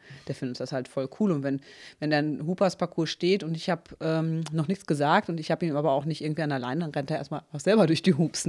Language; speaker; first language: German; native; German